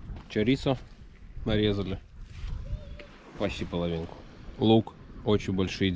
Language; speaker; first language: Russian; native; Russian